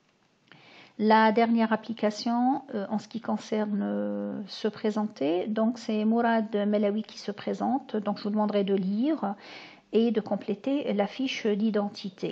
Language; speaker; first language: French; non-native, local second language; Arabic